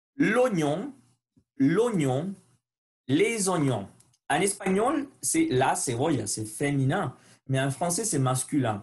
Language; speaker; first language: French; non-native, learner; Spanish